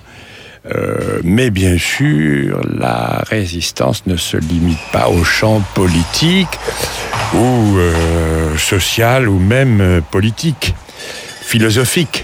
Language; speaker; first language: French; native; French